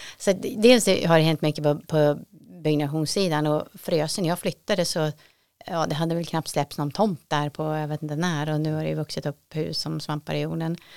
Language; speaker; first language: Swedish; native; Swedish